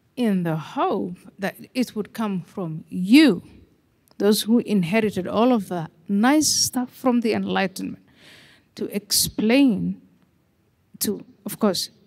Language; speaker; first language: English; non-native, fluent; Somali